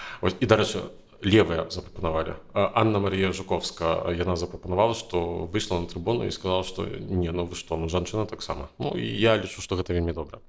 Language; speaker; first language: Belarusian; native; Belarusian